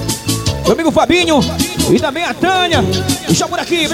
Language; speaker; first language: Portuguese; native; Portuguese